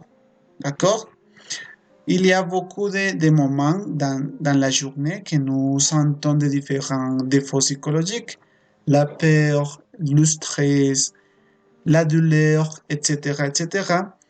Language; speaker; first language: French; non-native, fluent; Spanish